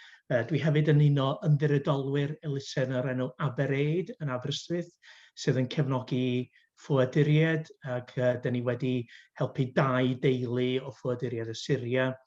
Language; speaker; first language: Welsh; native; Welsh